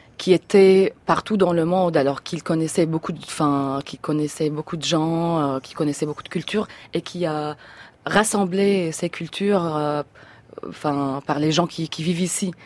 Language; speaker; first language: French; non-native, fluent; Arabic